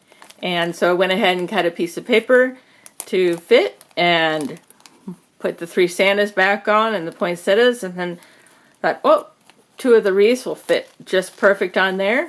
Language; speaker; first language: English; native; English